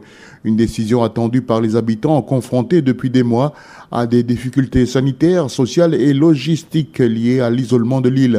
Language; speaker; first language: French; native; French